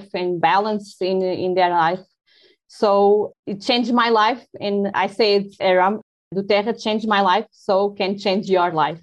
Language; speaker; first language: English; non-native, learner; Portuguese